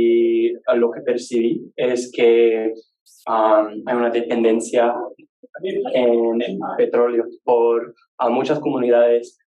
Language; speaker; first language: Spanish; non-native, learner; English